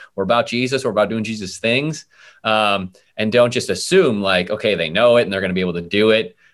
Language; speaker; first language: English; native; English